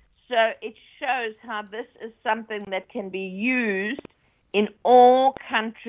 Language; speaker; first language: English; native; English